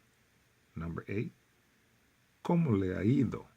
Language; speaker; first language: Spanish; non-native, fluent; English